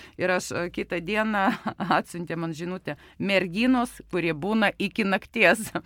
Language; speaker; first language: Lithuanian; non-native, local second language; Russian